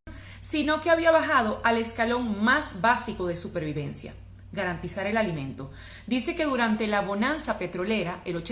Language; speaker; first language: Spanish; native; Spanish